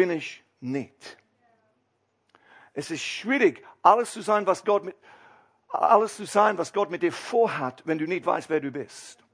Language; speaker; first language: German; non-native, fluent; English